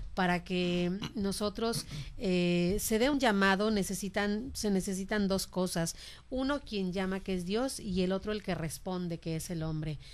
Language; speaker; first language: Spanish; native; Spanish